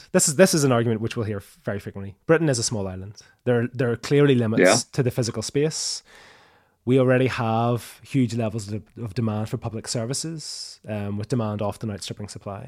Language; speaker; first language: English; native; English